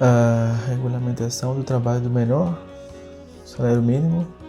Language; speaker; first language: Portuguese; non-native, fluent; Spanish